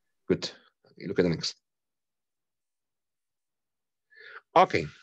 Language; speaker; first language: English; non-native, fluent; Spanish